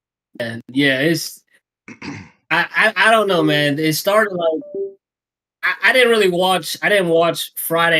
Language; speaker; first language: English; native; English